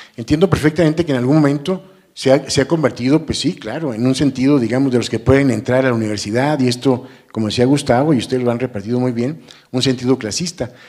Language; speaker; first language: Spanish; native; Spanish